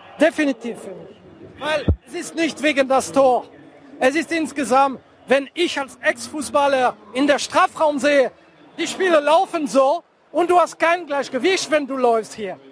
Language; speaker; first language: German; non-native, fluent; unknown